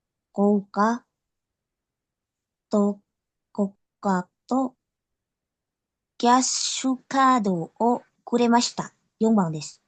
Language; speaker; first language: Japanese; non-native, learner; Indonesian